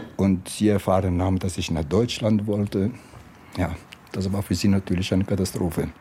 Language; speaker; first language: German; non-native, fluent; Italian